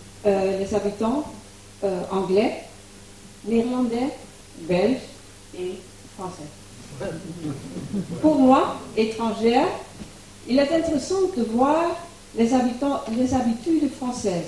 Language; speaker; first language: French; non-native, fluent; Dutch